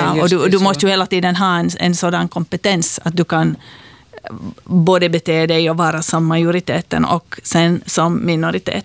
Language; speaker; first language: Swedish; native; Swedish